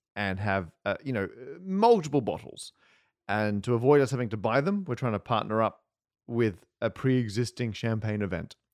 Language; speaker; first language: English; native; English